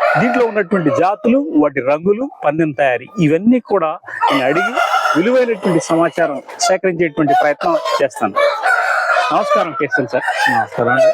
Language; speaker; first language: Telugu; native; Telugu